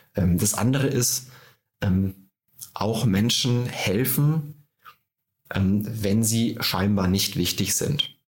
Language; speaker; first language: German; native; German